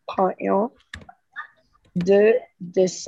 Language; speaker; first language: French; non-native, learner; Spanish